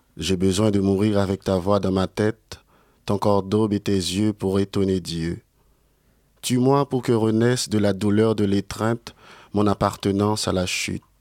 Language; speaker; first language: French; native; French